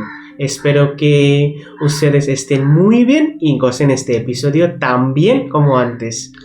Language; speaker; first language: Spanish; non-native, learner; Bangla